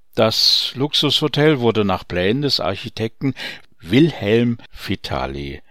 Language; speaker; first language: German; native; German